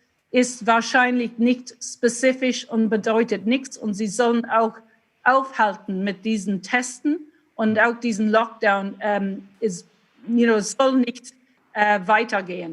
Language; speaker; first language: German; non-native, learner; English